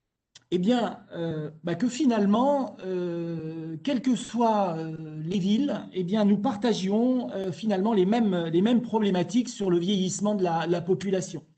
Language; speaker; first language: French; native; French